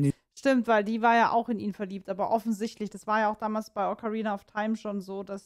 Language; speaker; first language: German; native; German